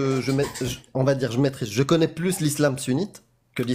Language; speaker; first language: French; native; French